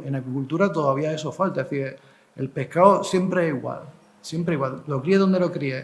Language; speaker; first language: Spanish; native; Spanish